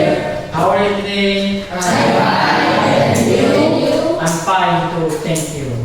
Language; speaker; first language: English; non-native, learner; Indonesian